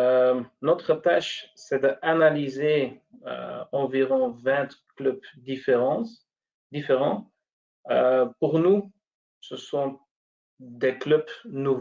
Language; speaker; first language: French; non-native, local second language; Dutch